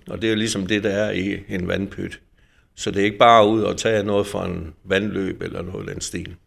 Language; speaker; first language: Danish; native; Danish